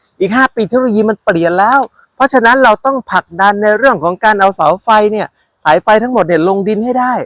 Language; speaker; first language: Thai; native; Thai